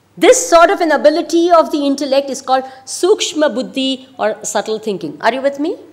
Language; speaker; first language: English; non-native, local second language; Gujarati